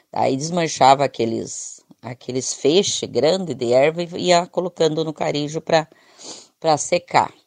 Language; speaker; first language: Portuguese; native; Portuguese